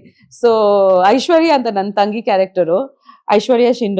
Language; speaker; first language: Kannada; non-native, fluent; Bangla